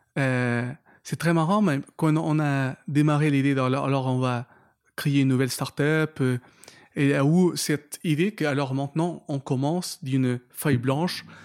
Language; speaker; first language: French; non-native, fluent; Portuguese